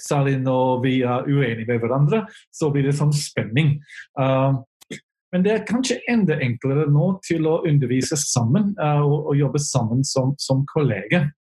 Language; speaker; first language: Norwegian; non-native, fluent; English